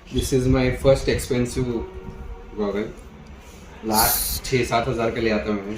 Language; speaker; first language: Hindi; non-native, local second language; Kannada